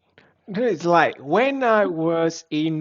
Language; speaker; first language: English; non-native, fluent; Vietnamese